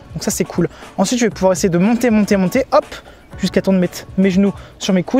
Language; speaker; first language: French; native; French